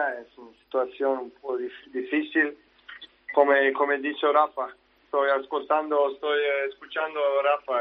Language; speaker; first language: Spanish; non-native, learner; Serbian